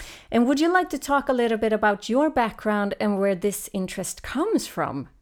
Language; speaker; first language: English; non-native, fluent; Swedish